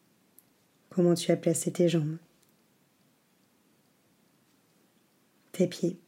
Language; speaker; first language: French; native; French